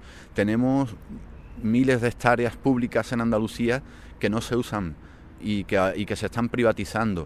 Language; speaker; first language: Spanish; native; Spanish